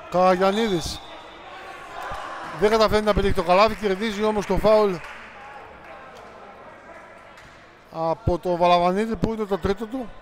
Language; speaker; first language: Greek; native; Greek